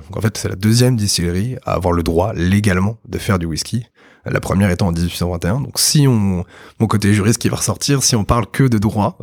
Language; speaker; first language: French; native; French